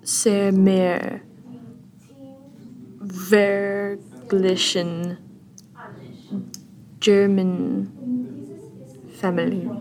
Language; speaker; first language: German; non-native, learner; English